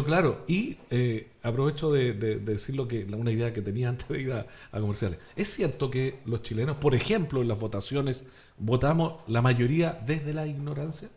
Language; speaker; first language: Spanish; native; Spanish